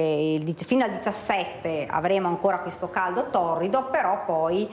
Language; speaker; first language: Italian; native; Italian